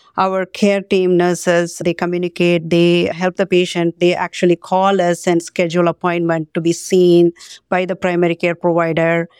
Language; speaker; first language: English; non-native, local second language; Tamil